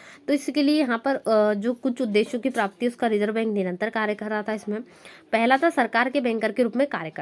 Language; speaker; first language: Hindi; native; Hindi